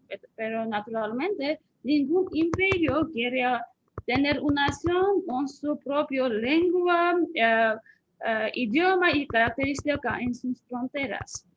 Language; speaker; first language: Spanish; non-native, fluent; Armenian